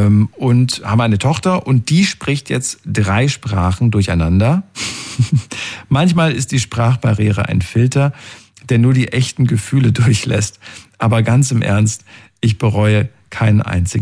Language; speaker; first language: German; native; German